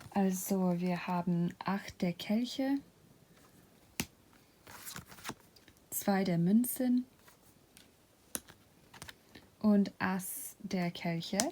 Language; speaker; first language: German; non-native, fluent; English